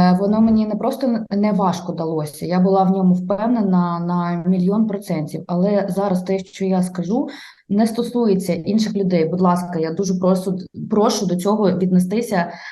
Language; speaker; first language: Ukrainian; non-native, local second language; Russian